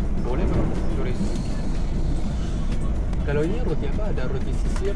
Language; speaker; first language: Indonesian; non-native, learner; French